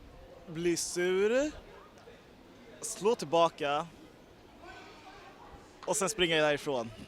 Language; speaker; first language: Swedish; native; Swedish